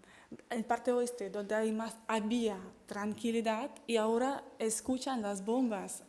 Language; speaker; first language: Spanish; non-native, fluent; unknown